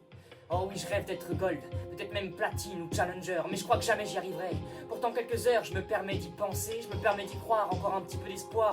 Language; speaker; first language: French; native; French